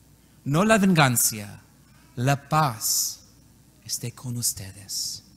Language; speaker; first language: Spanish; non-native, learner; English